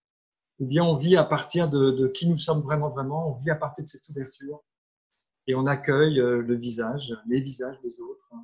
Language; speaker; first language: French; native; French